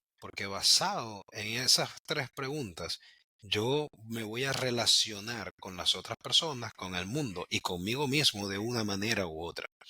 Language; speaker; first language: Spanish; native; Spanish